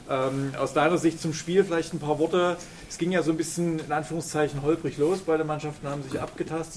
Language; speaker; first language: German; native; German